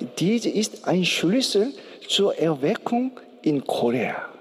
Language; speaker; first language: German; non-native, learner; Korean